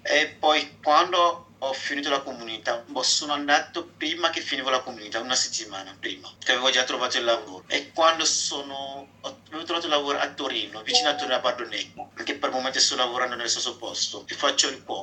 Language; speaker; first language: Italian; non-native, fluent; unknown